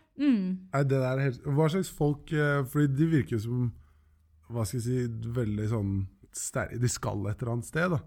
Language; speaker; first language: Norwegian; native; Norwegian